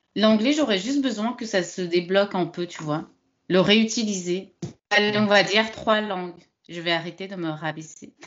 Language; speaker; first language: French; early bilingual, other home language; Spanish